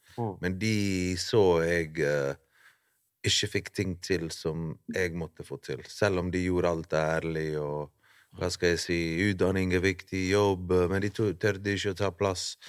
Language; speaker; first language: Norwegian; early bilingual, other home language; Bosnian